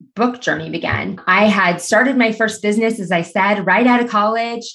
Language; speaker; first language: English; native; English